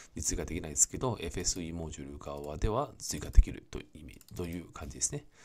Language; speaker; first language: Japanese; non-native, fluent; Cantonese